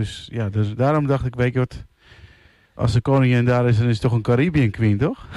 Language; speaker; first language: Dutch; native; Dutch